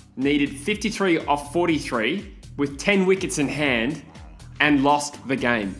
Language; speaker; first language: English; native; English